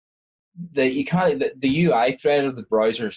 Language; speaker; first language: English; native; English